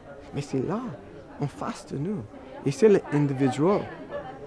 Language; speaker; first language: French; non-native, fluent; English